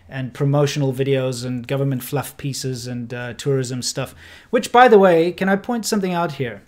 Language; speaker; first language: English; native; English